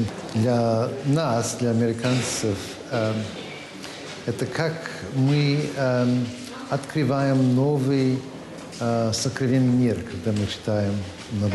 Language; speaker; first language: Russian; non-native, fluent; English